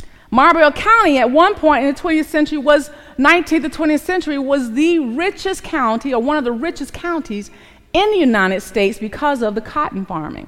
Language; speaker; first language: English; native; English